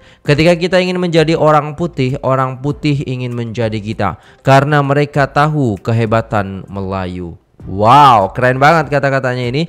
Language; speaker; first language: Indonesian; native; Indonesian